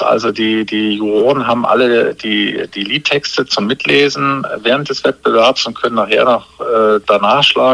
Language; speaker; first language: German; native; German